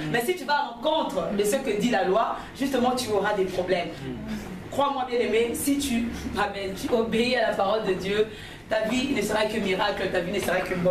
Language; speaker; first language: French; non-native, local second language; Lingala